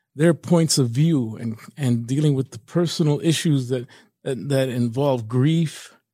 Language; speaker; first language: English; native; English